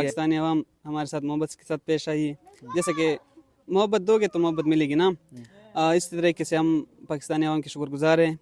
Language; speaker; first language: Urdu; early bilingual, heritage; Urdu